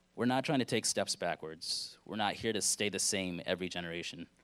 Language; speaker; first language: English; early bilingual, other home language; Hindi